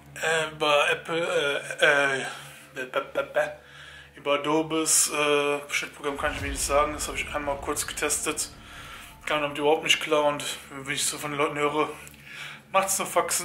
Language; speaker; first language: German; native; German